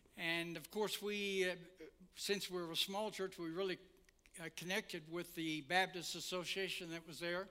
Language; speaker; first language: English; native; English